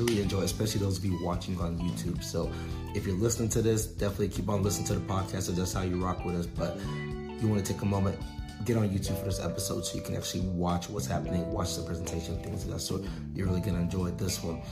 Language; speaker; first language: English; native; English